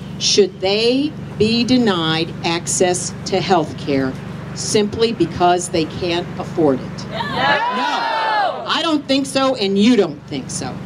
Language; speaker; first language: English; native; English